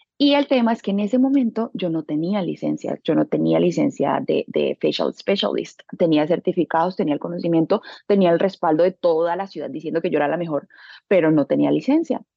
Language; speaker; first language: Spanish; native; Spanish